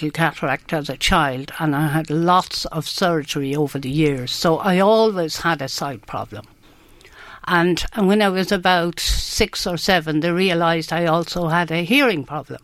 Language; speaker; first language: English; native; English